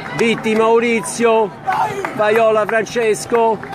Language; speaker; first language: Italian; native; Italian